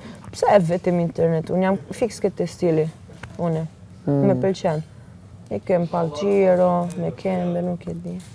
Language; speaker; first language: Albanian; early bilingual, heritage; Albanian